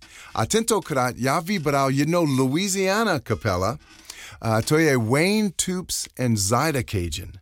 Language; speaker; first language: Czech; non-native, learner; English